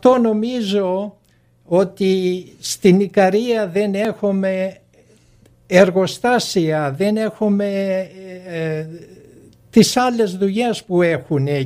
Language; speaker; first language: Greek; early bilingual, other home language; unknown